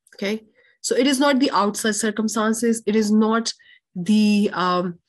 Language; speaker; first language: English; non-native, local second language; Urdu